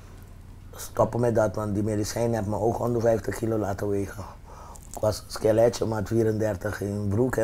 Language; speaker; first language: Dutch; non-native, fluent; Papiamento